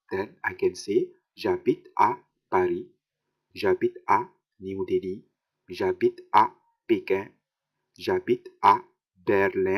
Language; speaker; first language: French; non-native, fluent; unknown